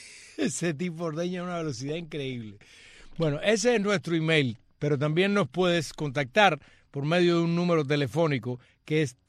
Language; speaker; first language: Spanish; native; Spanish